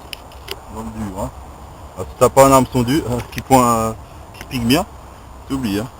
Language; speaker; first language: French; native; French